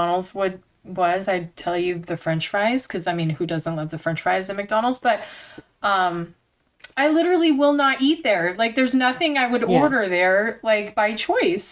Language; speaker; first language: English; early bilingual, other home language; Korean